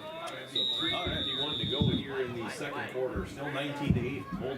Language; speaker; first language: English; native; English